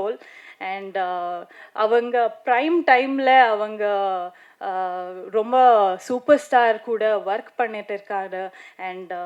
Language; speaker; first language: Tamil; non-native, fluent; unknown